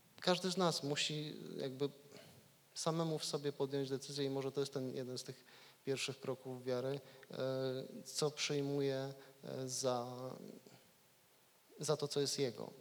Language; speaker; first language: Polish; native; Polish